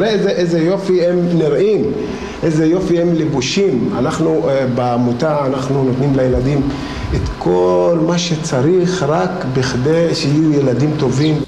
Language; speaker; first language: Hebrew; non-native, local second language; Arabic